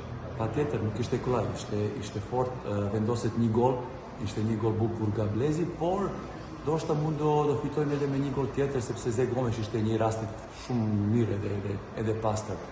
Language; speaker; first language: Albanian; non-native, learner; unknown